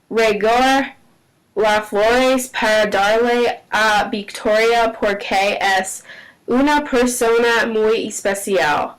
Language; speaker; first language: Spanish; non-native, learner; English